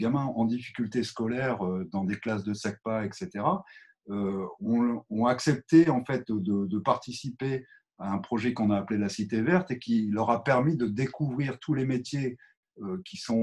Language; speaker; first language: French; native; French